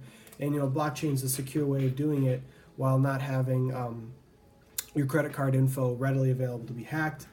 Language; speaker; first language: English; native; English